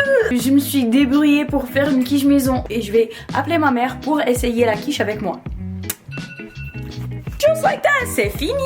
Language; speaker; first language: French; non-native, fluent; English